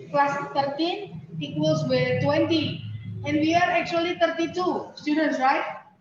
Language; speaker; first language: English; non-native, fluent; Indonesian